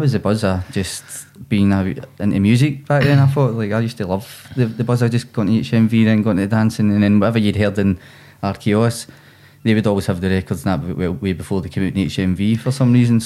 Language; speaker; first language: English; native; English